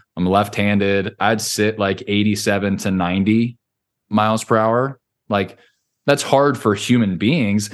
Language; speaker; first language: English; native; English